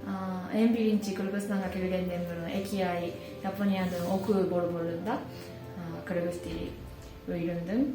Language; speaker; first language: Kyrgyz; non-native, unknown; Japanese